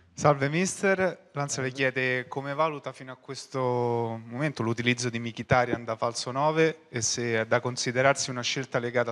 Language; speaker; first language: Italian; native; Italian